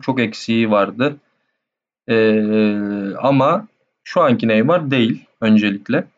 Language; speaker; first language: Turkish; native; Turkish